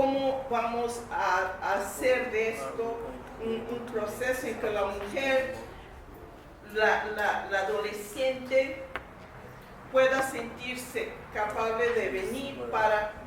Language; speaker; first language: Spanish; non-native, fluent; English